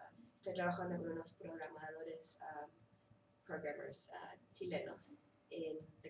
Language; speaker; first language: Spanish; early bilingual, heritage; Spanish